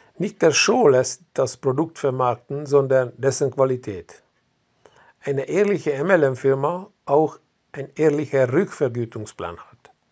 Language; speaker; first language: German; non-native, fluent; Hungarian